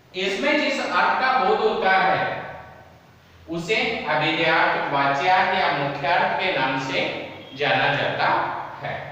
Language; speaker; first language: Hindi; native; Hindi